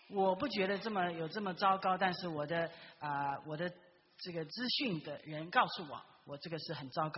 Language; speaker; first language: Chinese; native; Chinese